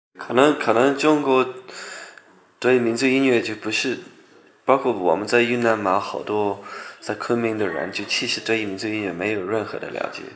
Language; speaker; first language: Chinese; non-native, fluent; English